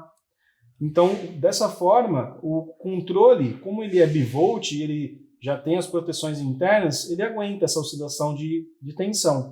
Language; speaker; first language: Portuguese; native; Portuguese